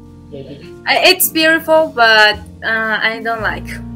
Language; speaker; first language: English; non-native, learner; Spanish